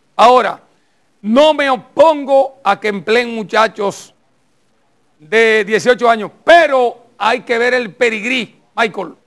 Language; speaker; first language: Spanish; native; Spanish